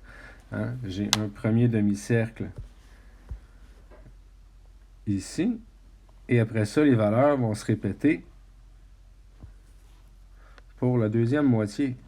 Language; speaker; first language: French; native; French